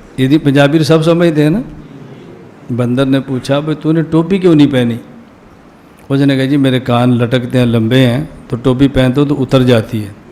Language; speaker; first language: Urdu; non-native, local second language; Punjabi